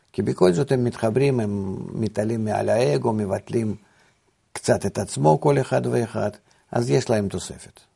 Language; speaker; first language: Hebrew; non-native, fluent; Russian